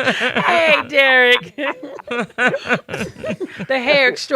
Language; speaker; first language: English; native; English